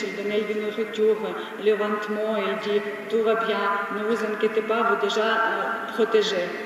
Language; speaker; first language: French; non-native, learner; Ukrainian